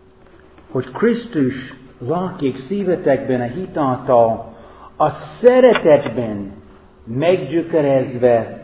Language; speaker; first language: Hungarian; non-native, fluent; English